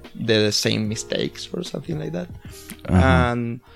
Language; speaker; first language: English; non-native, learner; Spanish